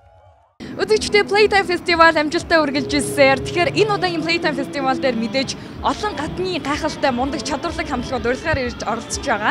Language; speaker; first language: Mongolian; native; Mongolian